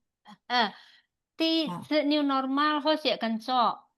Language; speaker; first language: Chinese; non-native, learner; Indonesian